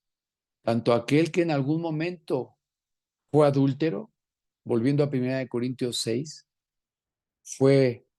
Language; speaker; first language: Spanish; native; Spanish